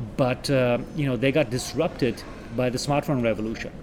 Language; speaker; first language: English; non-native, fluent; German